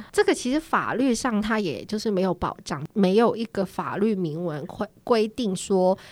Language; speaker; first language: Chinese; non-native, fluent; Cantonese